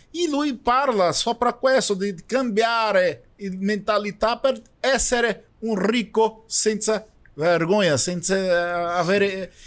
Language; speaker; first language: Italian; non-native, learner; Portuguese